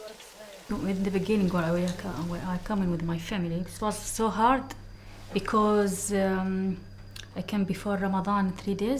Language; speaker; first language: English; non-native, learner; Arabic